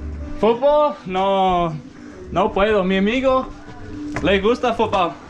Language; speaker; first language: Spanish; non-native, learner; English